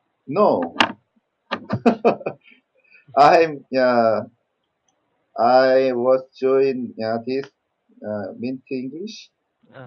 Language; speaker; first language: English; non-native, learner; Korean